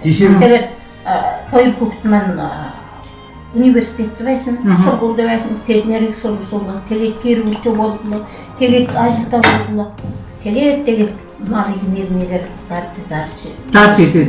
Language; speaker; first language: Mongolian; non-native, local second language; Kazakh